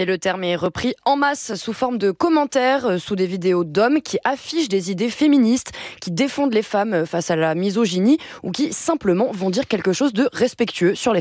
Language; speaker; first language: French; native; French